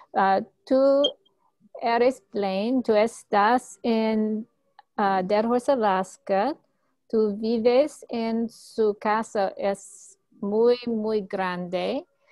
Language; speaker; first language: Spanish; non-native, learner; English